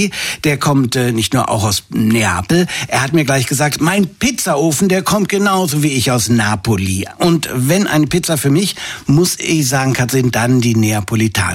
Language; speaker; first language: German; native; German